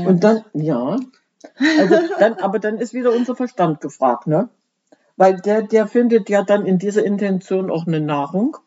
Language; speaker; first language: German; native; German